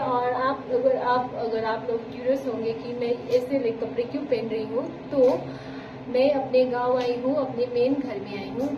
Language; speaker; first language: Hindi; non-native, local second language; Nepali